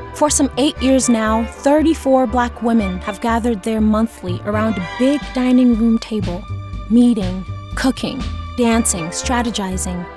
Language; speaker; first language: English; non-native, local second language; Hausa